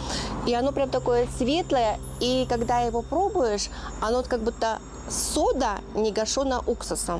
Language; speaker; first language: Russian; native; Russian